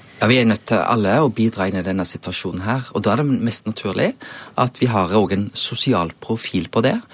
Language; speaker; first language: Norwegian; native; Norwegian